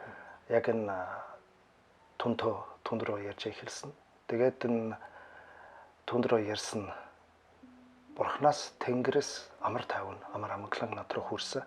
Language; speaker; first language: Mongolian; non-native, learner; German